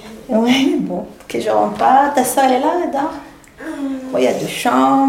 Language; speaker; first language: French; non-native, local second language; Sango